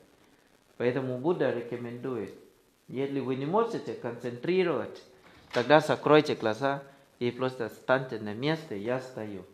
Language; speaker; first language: Russian; non-native, learner; Thai